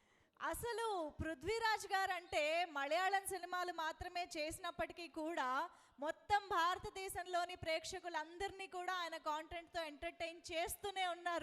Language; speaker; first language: Telugu; native; Telugu